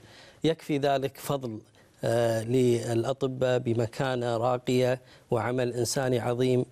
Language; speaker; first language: Arabic; native; Arabic